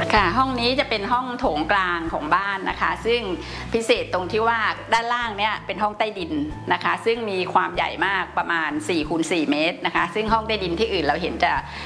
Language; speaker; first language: Thai; native; Thai